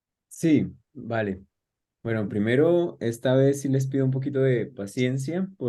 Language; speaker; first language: Spanish; native; Spanish